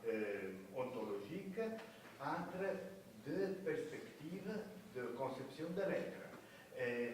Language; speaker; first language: French; non-native, fluent; Spanish